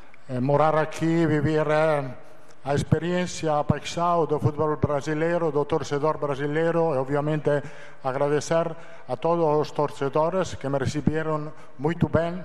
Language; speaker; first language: Portuguese; non-native, fluent; Italian